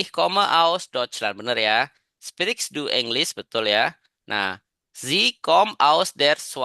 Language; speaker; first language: German; non-native, learner; Indonesian